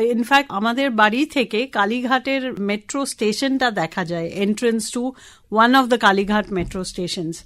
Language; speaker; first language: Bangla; non-native, local second language; Tamil